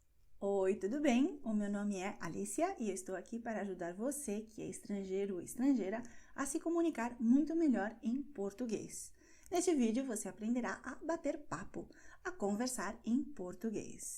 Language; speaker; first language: Portuguese; non-native, fluent; Spanish